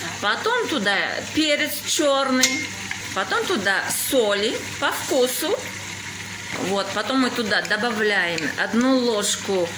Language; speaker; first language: Russian; non-native, local second language; Kazakh